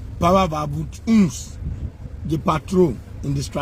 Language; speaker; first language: German; non-native, learner; Bini